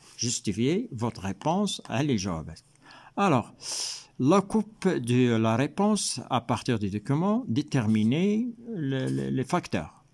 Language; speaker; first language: French; non-native, local second language; Arabic